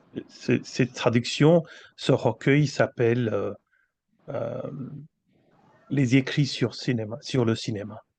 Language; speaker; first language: French; non-native, fluent; Bangla